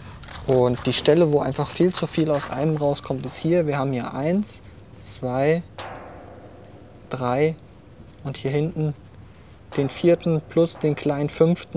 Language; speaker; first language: German; native; German